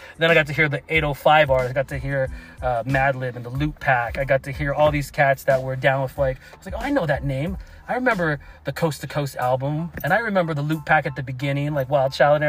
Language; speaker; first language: English; native; English